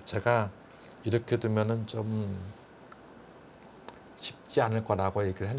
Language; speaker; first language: Korean; native; Korean